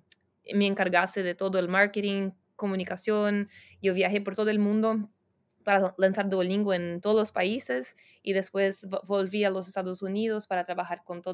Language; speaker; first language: Spanish; non-native, fluent; Portuguese